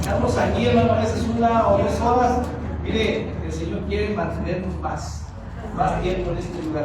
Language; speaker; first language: Spanish; native; Spanish